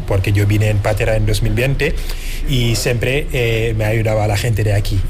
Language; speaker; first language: Spanish; non-native, fluent; Wolof